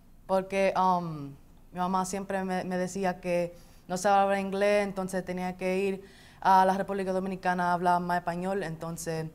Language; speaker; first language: Spanish; early bilingual, heritage; Spanish